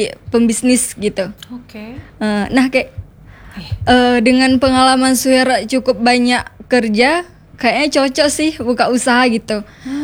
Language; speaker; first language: Indonesian; native; Indonesian